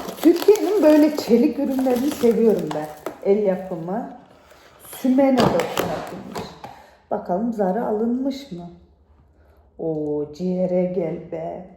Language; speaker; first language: Turkish; native; Turkish